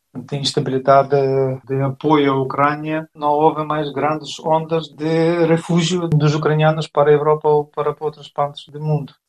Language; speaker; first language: Portuguese; non-native, fluent; Ukrainian